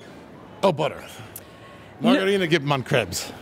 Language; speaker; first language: German; non-native, learner; English